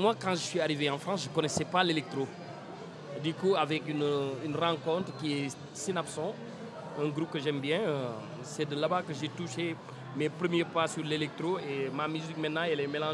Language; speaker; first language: French; non-native, local second language; Wolof